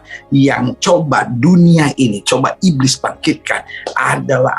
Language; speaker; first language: Indonesian; native; Indonesian